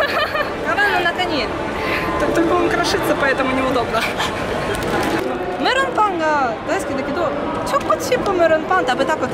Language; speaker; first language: Japanese; non-native, learner; Russian